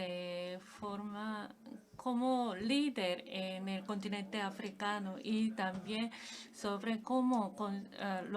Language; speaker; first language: Spanish; non-native, fluent; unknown